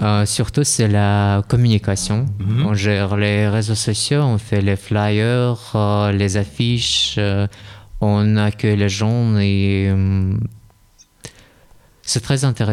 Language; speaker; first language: French; non-native, learner; Russian